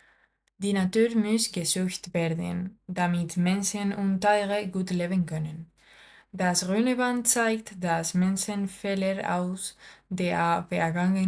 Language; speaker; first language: German; non-native, learner; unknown